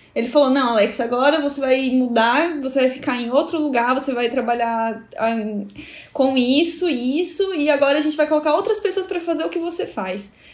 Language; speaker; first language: Portuguese; native; Portuguese